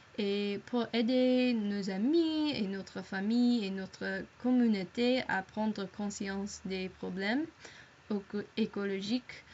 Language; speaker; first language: French; non-native, learner; English